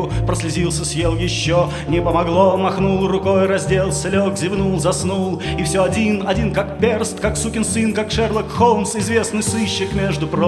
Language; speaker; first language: Russian; native; Russian